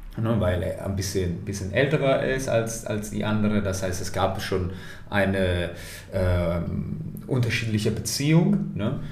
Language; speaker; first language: German; non-native, fluent; Italian